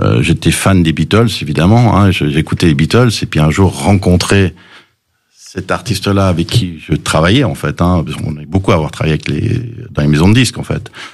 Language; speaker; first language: French; early bilingual, other home language; English